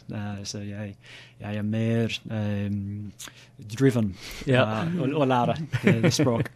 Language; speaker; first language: Norwegian; non-native, learner; English